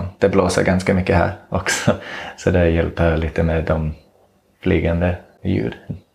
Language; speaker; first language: Swedish; non-native, fluent; English